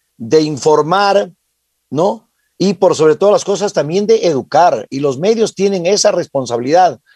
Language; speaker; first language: Spanish; native; Spanish